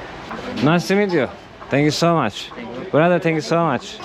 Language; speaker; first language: English; non-native, learner; Turkish